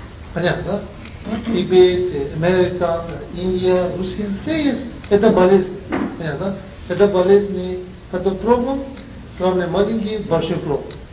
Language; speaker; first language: Russian; non-native, learner; Tibetan